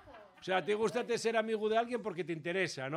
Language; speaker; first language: Spanish; native; Spanish